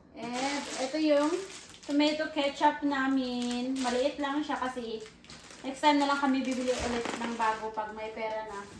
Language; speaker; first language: Filipino; native; Filipino